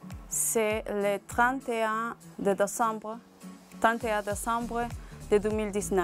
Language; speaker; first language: French; non-native, learner; Spanish